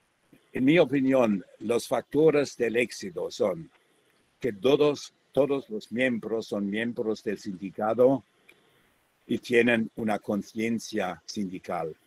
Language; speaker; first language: Spanish; non-native, fluent; German